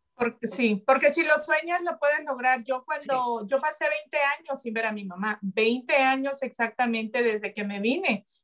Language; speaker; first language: Spanish; native; Spanish